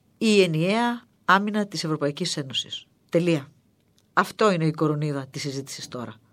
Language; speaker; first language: Greek; native; Greek